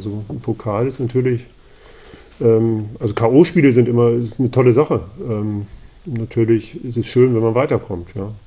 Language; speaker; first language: German; native; German